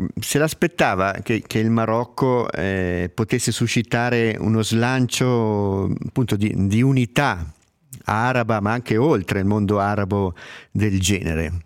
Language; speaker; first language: Italian; native; Italian